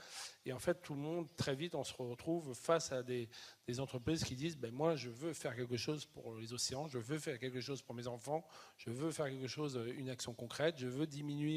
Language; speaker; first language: French; native; French